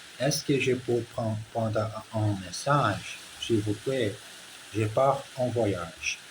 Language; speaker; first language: French; non-native, learner; Portuguese